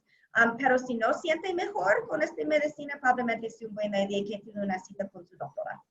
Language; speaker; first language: Spanish; non-native, learner; English